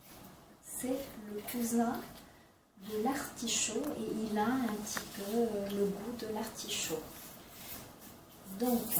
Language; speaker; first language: French; non-native, local second language; Arabic